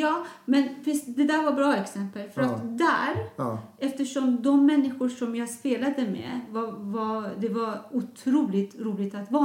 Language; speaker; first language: Swedish; non-native, fluent; Persian